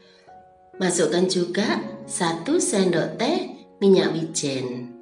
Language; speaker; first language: Indonesian; native; Indonesian